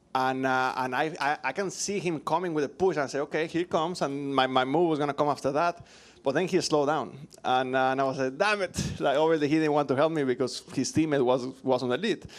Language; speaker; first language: English; non-native, fluent; Spanish